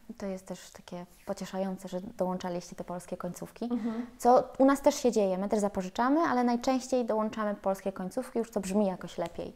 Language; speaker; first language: Polish; native; Polish